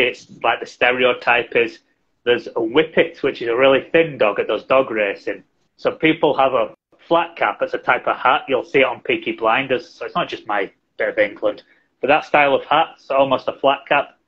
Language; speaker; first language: English; native; English